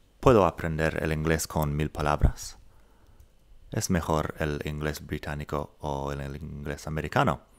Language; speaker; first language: Spanish; non-native, fluent; English